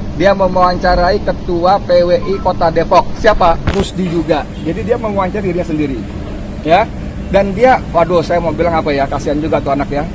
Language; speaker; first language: Indonesian; native; Indonesian